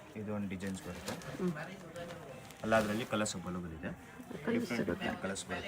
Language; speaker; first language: Kannada; non-native, local second language; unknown